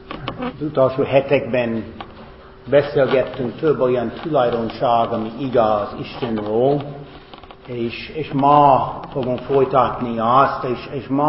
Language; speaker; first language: Hungarian; non-native, fluent; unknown